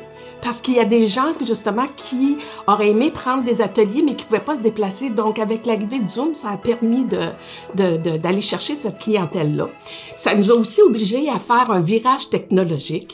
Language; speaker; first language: French; native; French